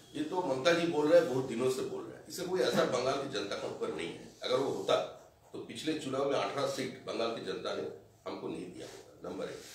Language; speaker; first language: Hindi; non-native, local second language; Bangla